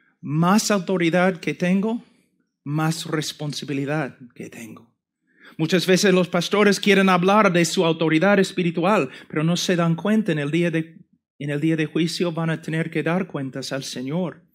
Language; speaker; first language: Spanish; non-native, fluent; English